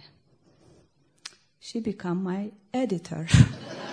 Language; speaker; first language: English; non-native, fluent; Turkish